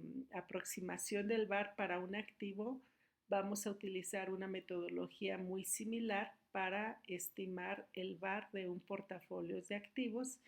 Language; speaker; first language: Spanish; native; Spanish